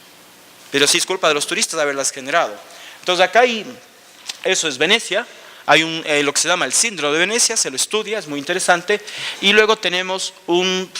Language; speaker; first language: Spanish; native; Spanish